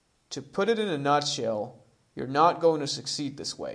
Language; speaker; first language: English; non-native, fluent; Persian